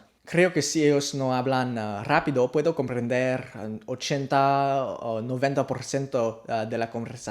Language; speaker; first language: Spanish; non-native, learner; Vietnamese